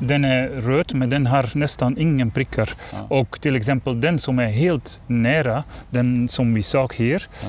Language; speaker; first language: Swedish; non-native, learner; Dutch